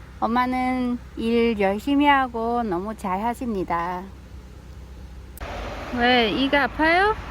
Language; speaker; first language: Korean; non-native, learner; Vietnamese